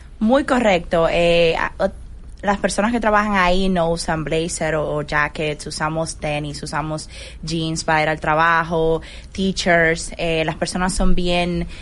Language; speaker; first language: Spanish; native; Spanish